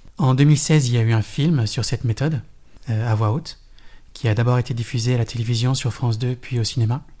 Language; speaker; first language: French; native; French